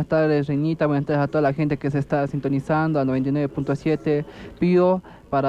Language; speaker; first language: Spanish; native; Spanish